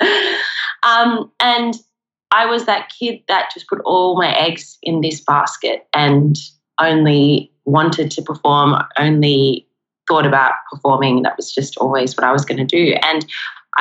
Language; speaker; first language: English; native; English